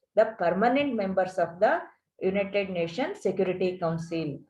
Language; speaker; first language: English; non-native, local second language; Kannada